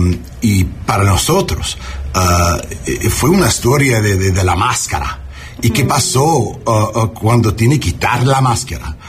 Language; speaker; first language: Spanish; non-native, learner; English